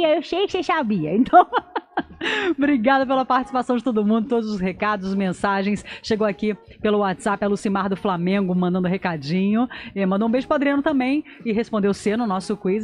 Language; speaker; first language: Portuguese; native; Portuguese